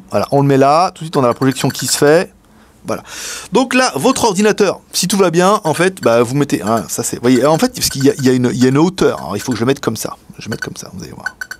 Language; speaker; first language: French; native; French